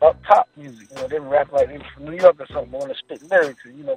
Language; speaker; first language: English; native; English